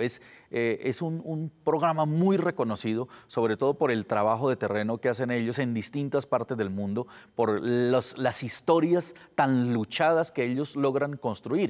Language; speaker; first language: Spanish; native; Spanish